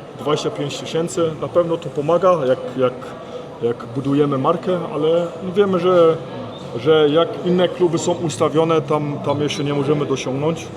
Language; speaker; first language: Polish; early bilingual, heritage; Polish